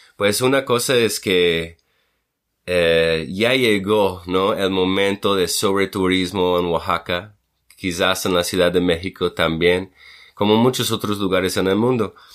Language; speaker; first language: Spanish; non-native, fluent; English